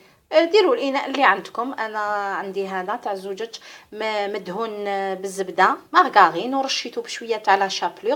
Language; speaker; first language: Arabic; native; Arabic